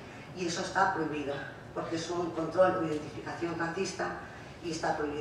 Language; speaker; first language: Spanish; native; Spanish